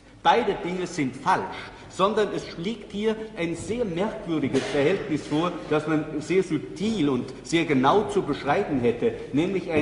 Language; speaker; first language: German; native; German